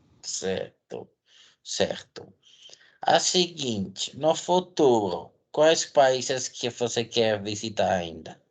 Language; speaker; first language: Portuguese; non-native, fluent; Dutch